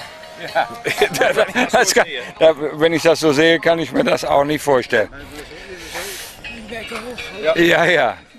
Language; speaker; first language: German; native; German